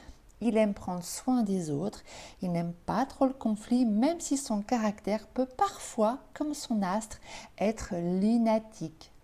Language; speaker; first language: French; native; French